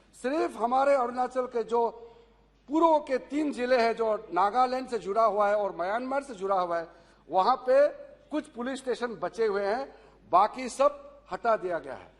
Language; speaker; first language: Hindi; non-native, local second language; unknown